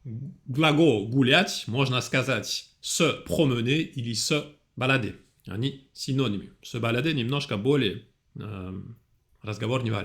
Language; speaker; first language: Russian; non-native, fluent; French